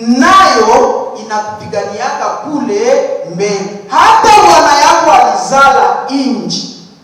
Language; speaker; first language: Swahili; native; Swahili